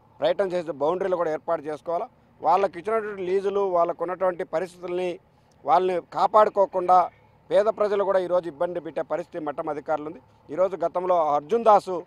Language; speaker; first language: Telugu; native; Telugu